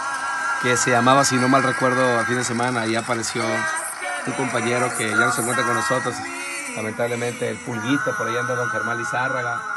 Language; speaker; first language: Spanish; native; Spanish